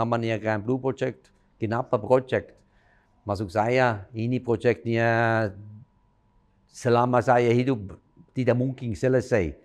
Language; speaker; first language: Indonesian; non-native, fluent; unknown